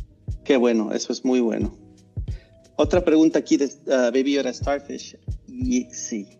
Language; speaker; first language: Spanish; non-native, fluent; English